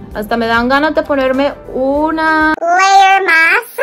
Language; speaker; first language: Spanish; early bilingual, heritage; Spanish